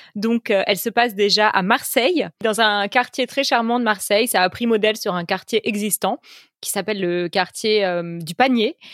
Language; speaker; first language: French; native; French